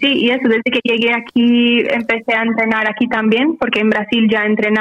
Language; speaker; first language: Spanish; non-native, fluent; Portuguese